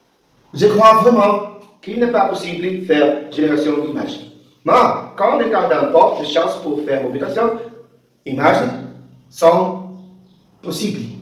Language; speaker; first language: French; non-native, learner; Portuguese